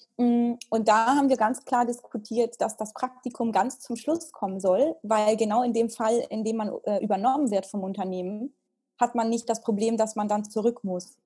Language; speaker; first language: German; early bilingual, heritage; Italian